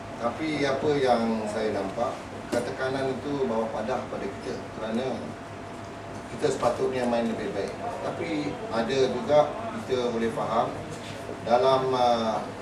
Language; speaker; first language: Malay; non-native, local second language; Tamil